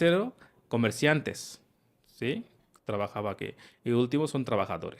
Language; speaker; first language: Spanish; non-native, fluent; Hindi